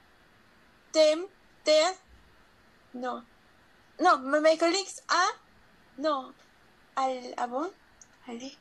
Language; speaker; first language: French; non-native, learner; Spanish